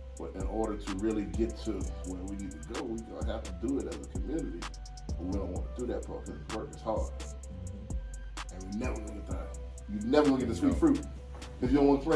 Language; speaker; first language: English; native; English